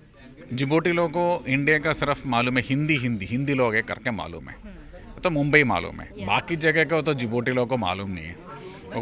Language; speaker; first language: Hindi; non-native, local second language; Malayalam